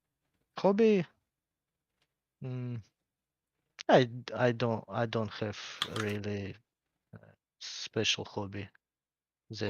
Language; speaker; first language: English; non-native, learner; Russian